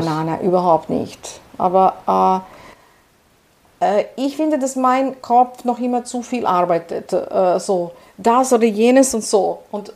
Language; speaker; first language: German; non-native, fluent; Serbian